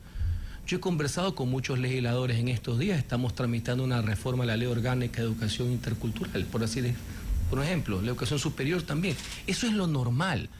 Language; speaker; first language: Spanish; native; Spanish